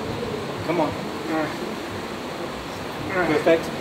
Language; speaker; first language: English; native; English